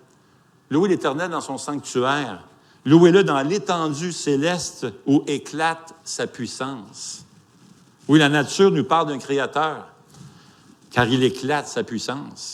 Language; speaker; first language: French; native; French